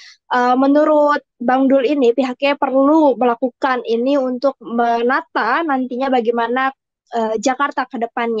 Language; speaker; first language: Indonesian; native; Indonesian